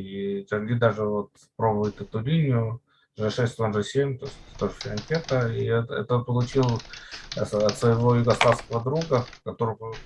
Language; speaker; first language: Russian; native; Russian